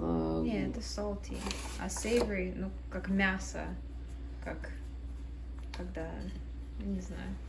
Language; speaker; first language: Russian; early bilingual, other home language; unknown